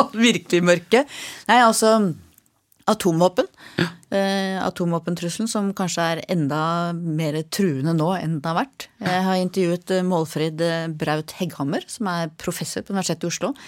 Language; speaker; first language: Norwegian; native; Norwegian